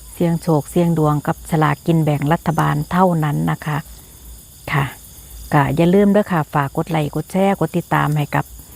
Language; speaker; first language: Thai; native; Thai